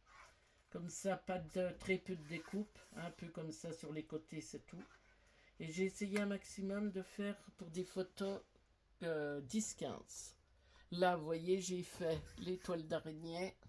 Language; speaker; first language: French; native; French